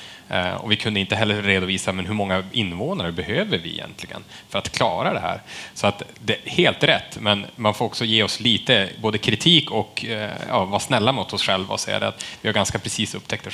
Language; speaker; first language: Swedish; native; Swedish